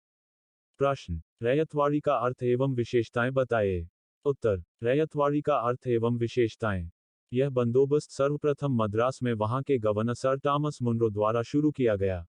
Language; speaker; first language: Hindi; native; Hindi